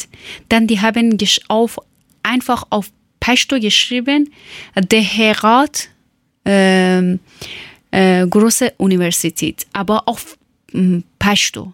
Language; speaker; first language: German; non-native, learner; Persian